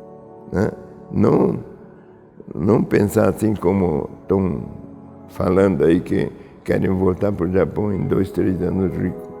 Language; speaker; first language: Portuguese; early bilingual, other home language; Japanese